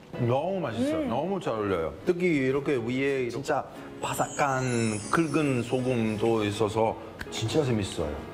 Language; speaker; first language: Korean; non-native, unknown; Italian